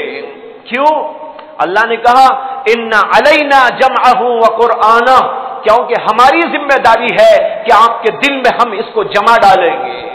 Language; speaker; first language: Urdu; native; Urdu